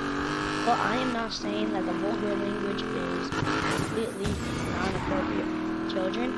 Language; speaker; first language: English; native; English